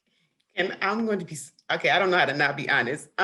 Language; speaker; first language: English; native; English